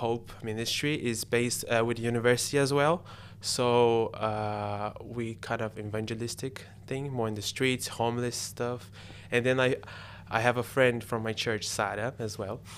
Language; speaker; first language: English; non-native, learner; Portuguese